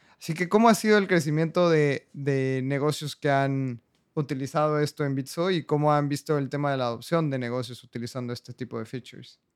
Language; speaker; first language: Spanish; native; Spanish